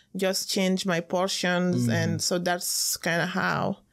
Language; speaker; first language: English; non-native, fluent; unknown